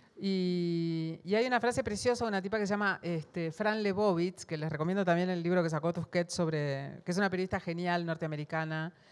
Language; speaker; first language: Spanish; native; Spanish